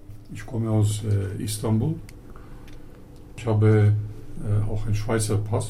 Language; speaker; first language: German; early bilingual, other home language; Turkish